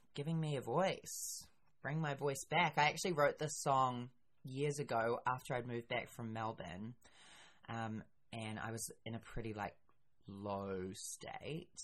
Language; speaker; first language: English; native; English